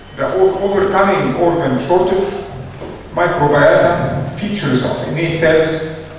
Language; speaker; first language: English; non-native, fluent; Arabic